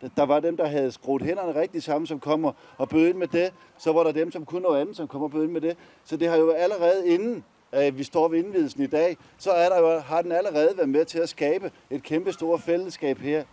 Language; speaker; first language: Danish; native; Danish